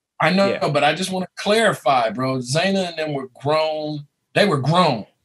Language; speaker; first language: English; native; English